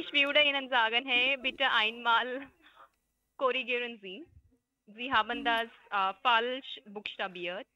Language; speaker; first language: German; non-native, learner; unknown